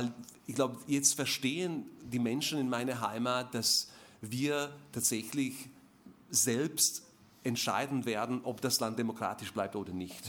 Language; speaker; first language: German; non-native, fluent; Slovak